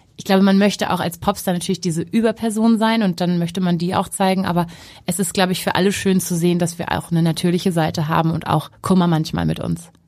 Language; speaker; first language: German; native; German